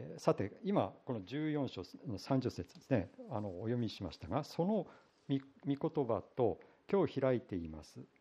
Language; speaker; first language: Japanese; native; Japanese